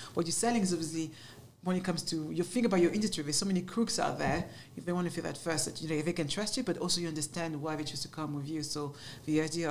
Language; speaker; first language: English; non-native, fluent; French